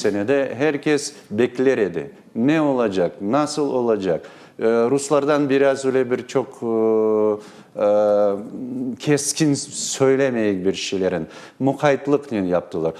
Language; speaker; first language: Turkish; non-native, learner; Crimean Tatar